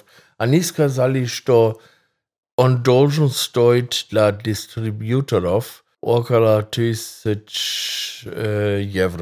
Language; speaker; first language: Russian; non-native, fluent; German